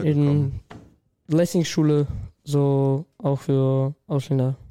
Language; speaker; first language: German; non-native, learner; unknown